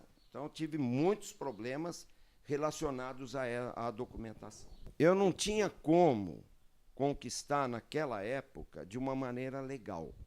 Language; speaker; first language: Portuguese; early bilingual, other home language; Arabic